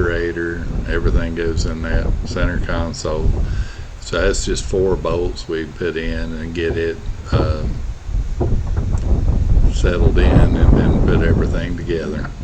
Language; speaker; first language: English; native; English